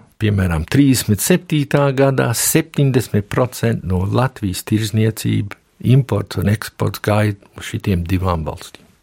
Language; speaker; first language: Latvian; early bilingual, heritage; Latvian